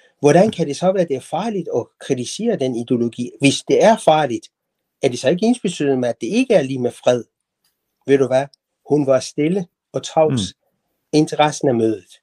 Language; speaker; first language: Danish; non-native, fluent; Persian